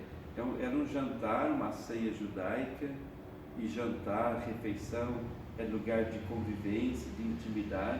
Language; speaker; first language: Portuguese; native; Portuguese